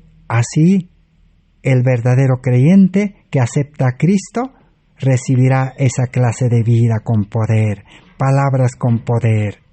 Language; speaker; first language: Spanish; native; Spanish